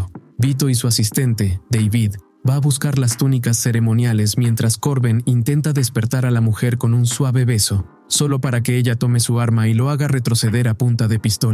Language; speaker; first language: Spanish; native; Spanish